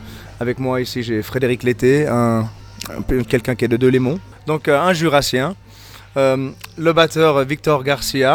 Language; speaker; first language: French; native; French